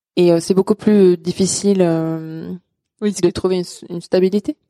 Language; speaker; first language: French; non-native, fluent; Swedish